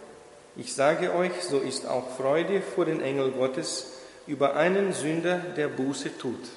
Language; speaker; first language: German; non-native, fluent; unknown